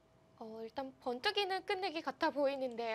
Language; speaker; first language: Korean; native; Korean